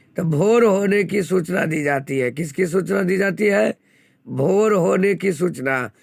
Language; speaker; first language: Hindi; native; Hindi